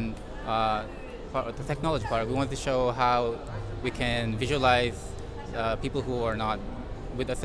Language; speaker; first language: English; non-native, fluent; Korean